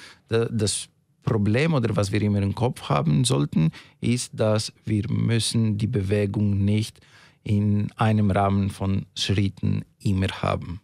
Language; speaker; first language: German; non-native, fluent; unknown